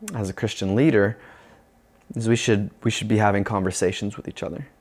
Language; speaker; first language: English; native; English